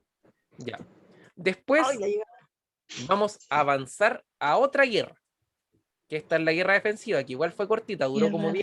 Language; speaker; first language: Spanish; native; Spanish